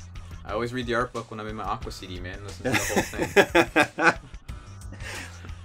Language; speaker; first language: English; native; English